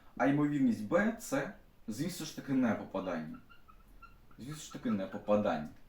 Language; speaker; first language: Ukrainian; non-native, local second language; Russian